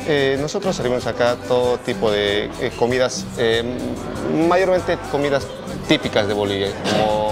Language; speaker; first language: Spanish; native; Spanish